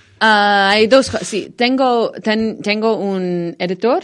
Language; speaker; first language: Spanish; non-native, learner; English